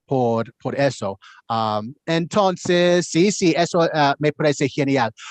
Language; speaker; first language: Spanish; non-native, learner; English